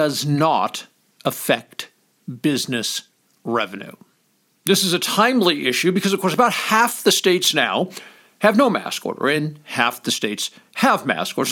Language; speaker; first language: English; native; English